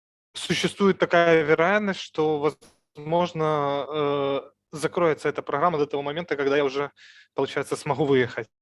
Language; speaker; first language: Russian; native; Russian